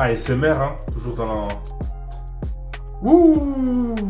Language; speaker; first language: French; native; French